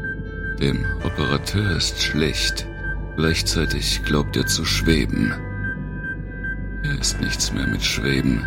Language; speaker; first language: German; native; German